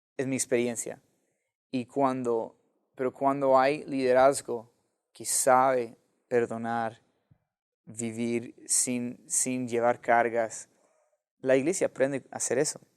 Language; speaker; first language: Spanish; non-native, fluent; English